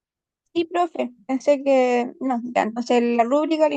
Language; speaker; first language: Spanish; native; Spanish